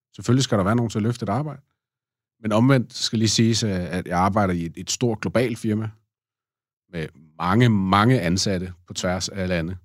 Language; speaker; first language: Danish; native; Danish